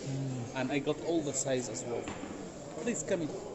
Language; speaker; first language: English; non-native, learner; Turkish